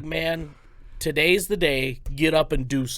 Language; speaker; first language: English; native; English